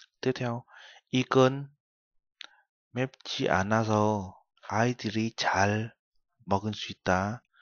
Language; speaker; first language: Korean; non-native, fluent; Vietnamese